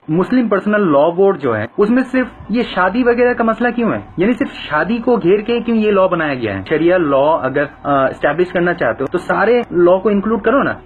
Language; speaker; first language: Urdu; non-native, fluent; Bangla